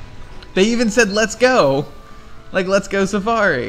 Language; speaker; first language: English; native; English